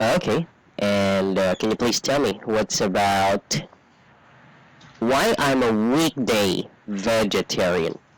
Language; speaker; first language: English; non-native, fluent; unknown